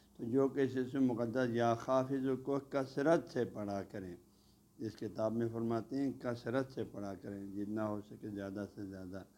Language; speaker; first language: Urdu; non-native, local second language; Balti